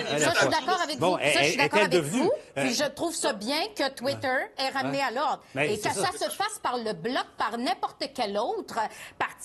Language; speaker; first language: French; native; French